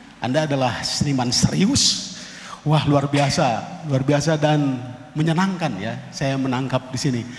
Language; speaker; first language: Indonesian; non-native, local second language; Sundanese